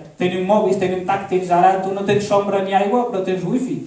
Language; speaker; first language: Catalan; early bilingual, other home language; Arabic